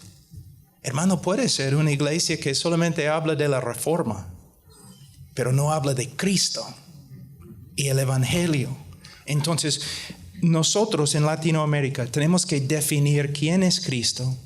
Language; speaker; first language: Spanish; non-native, fluent; English